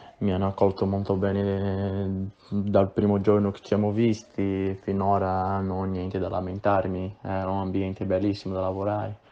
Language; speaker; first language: Italian; non-native, fluent; Portuguese